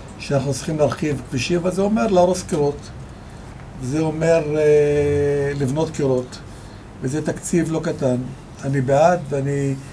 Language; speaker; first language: Hebrew; non-native, local second language; Arabic